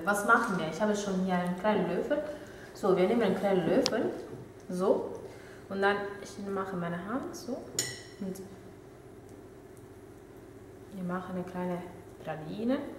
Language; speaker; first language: German; non-native, learner; Italian